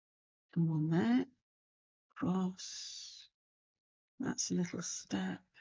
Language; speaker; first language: English; native; English